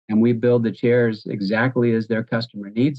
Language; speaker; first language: English; native; English